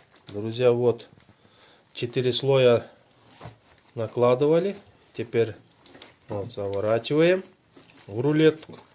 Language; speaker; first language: Russian; non-native, local second language; Kyrgyz